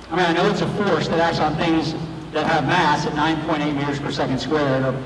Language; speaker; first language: English; native; English